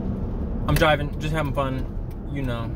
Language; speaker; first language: English; native; English